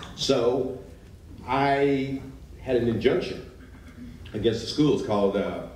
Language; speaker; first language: English; native; English